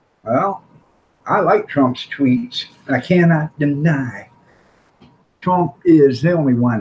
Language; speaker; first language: English; native; English